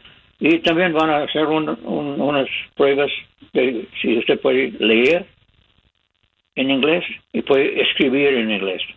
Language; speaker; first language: Spanish; non-native, fluent; English